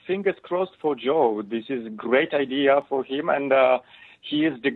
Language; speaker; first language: English; non-native, fluent; Polish